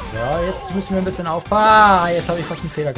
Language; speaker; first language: German; native; German